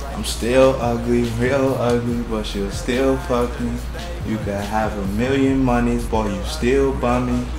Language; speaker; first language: English; native; English